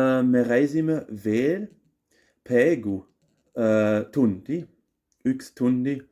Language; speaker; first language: Estonian; non-native, learner; German